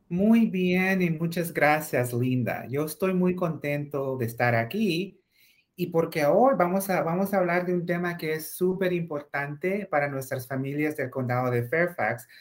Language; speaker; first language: Spanish; native; Spanish